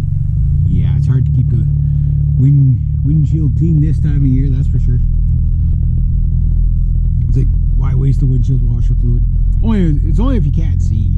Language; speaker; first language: English; native; English